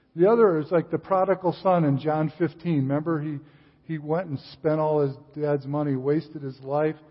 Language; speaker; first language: English; native; English